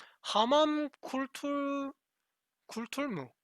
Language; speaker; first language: Turkish; non-native, learner; Korean